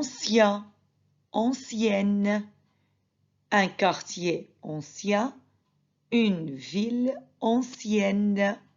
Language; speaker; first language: French; non-native, fluent; Arabic